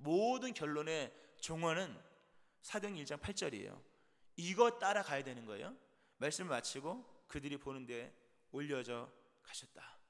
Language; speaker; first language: Korean; native; Korean